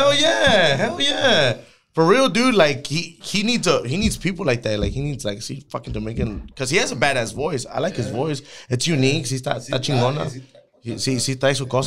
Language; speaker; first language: English; early bilingual, other home language; Spanish